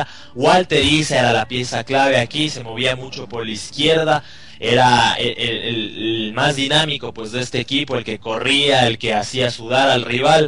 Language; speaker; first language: Spanish; native; Spanish